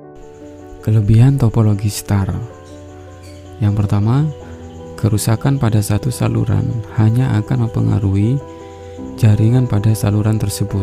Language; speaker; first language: Indonesian; native; Indonesian